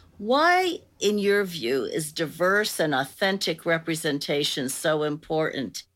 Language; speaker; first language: English; native; English